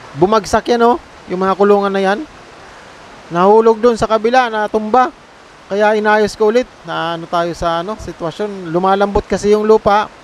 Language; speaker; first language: Filipino; native; Filipino